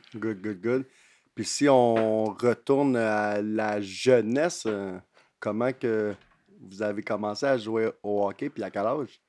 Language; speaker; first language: French; native; French